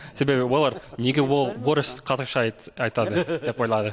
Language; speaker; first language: Kazakh; non-native, learner; English